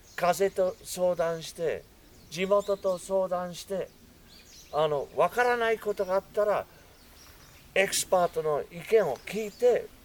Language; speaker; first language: Japanese; non-native, fluent; English